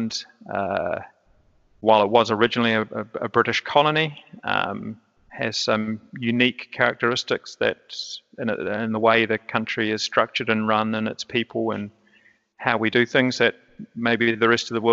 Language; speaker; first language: English; native; English